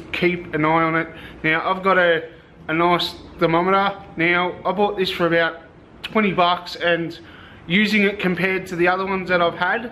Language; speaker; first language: English; native; English